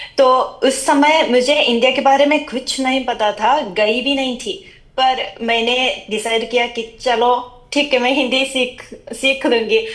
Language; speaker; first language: Hindi; non-native, fluent; Japanese